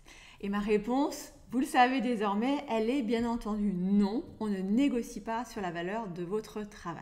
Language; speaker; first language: French; native; French